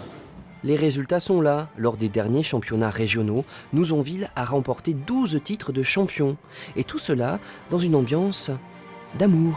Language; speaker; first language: French; native; French